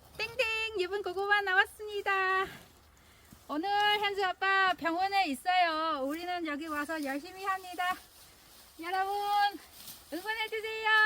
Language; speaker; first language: Korean; non-native, learner; Vietnamese